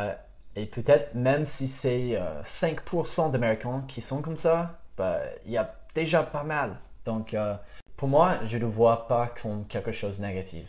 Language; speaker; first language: French; non-native, fluent; English